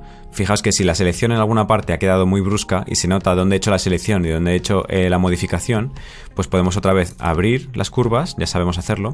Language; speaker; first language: Spanish; native; Spanish